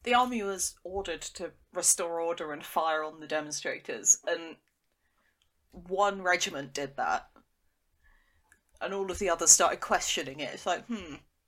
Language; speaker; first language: English; native; English